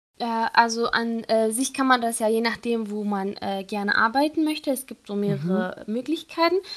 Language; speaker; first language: German; non-native, fluent; Arabic